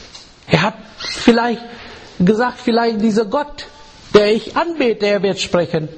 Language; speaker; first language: German; non-native, learner; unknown